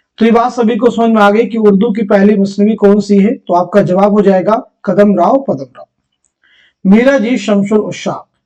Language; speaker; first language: Urdu; native; Urdu